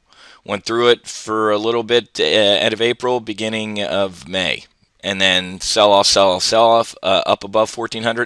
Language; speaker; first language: English; native; English